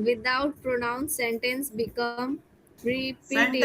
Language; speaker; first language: English; non-native, learner; Hindi